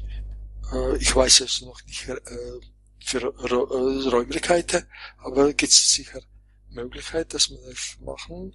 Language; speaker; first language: German; non-native, fluent; Croatian